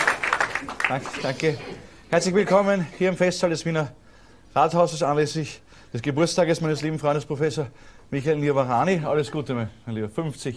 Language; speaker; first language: German; native; German